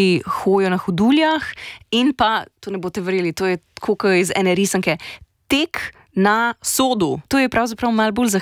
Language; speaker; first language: Slovenian; native; Slovenian